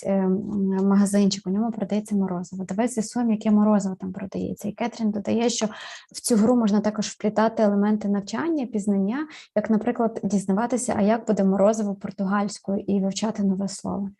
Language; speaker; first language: Ukrainian; native; Ukrainian